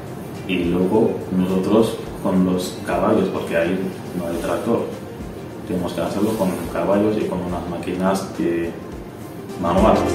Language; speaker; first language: Spanish; non-native, learner; Wolof